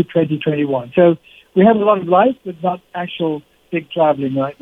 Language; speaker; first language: English; native; English